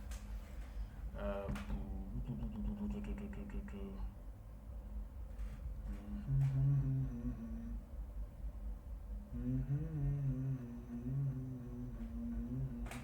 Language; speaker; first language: French; non-native, learner; Russian